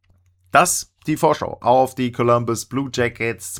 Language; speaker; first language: German; native; German